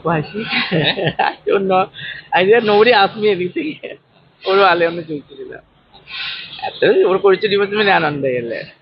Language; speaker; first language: Malayalam; non-native, local second language; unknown